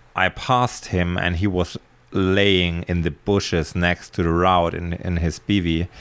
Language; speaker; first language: English; non-native, fluent; German